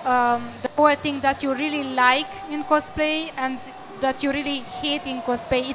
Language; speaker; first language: English; non-native, fluent; Hungarian